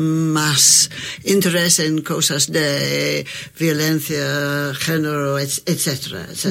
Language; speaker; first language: Spanish; non-native, learner; English